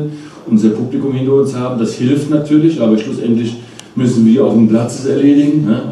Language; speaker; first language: German; native; German